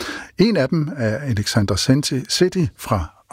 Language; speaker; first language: Danish; native; Danish